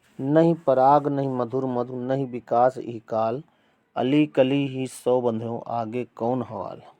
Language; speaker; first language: Hindi; native; Hindi